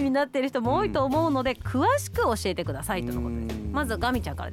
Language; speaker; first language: Japanese; native; Japanese